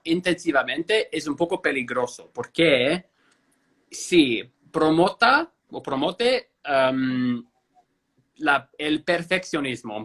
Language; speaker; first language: Spanish; non-native, fluent; English